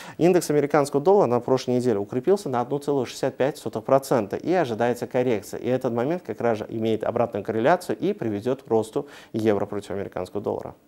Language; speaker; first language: Russian; non-native, local second language; Uzbek